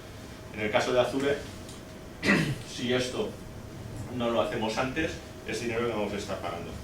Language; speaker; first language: Spanish; native; Spanish